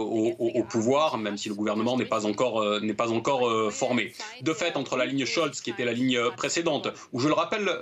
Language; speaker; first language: French; native; French